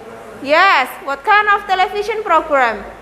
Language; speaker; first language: English; non-native, learner; Indonesian